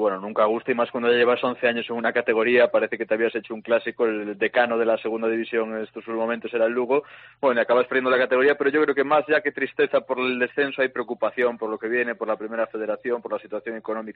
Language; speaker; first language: Spanish; native; Spanish